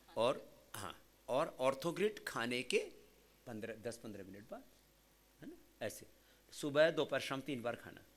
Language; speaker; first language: Hindi; native; Hindi